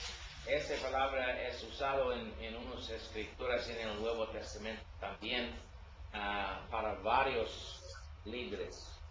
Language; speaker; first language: Spanish; non-native, learner; English